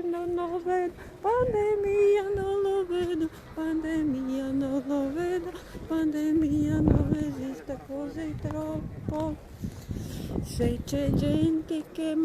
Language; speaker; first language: Italian; non-native, learner; Latvian